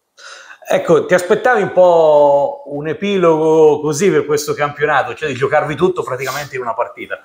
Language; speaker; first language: Italian; native; Italian